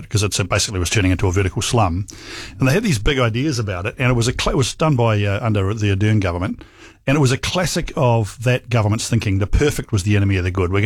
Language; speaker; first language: English; native; English